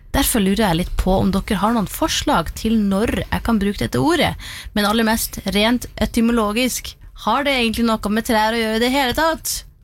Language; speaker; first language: Norwegian; native; Norwegian